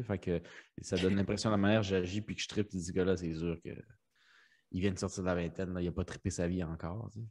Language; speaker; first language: French; early bilingual, other home language; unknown